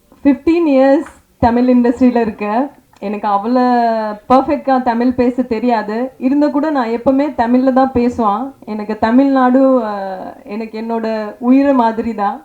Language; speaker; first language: Tamil; non-native, fluent; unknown